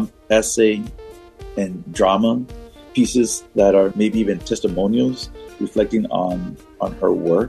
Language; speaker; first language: English; native; English